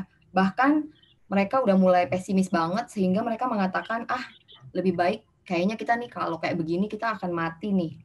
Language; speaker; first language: Indonesian; native; Indonesian